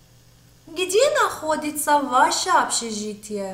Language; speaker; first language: Russian; non-native, fluent; Persian